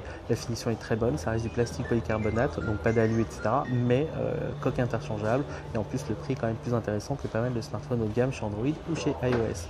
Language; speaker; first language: French; native; French